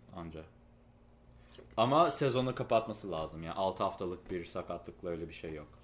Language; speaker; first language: Turkish; early bilingual, heritage; Turkish